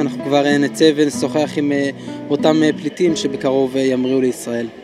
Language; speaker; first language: Hebrew; native; Hebrew